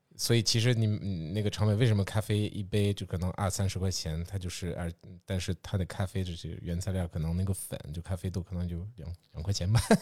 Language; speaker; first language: Chinese; non-native, fluent; French